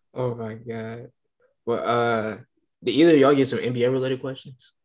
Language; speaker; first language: English; native; English